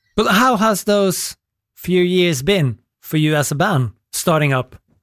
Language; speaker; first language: English; non-native, fluent; Norwegian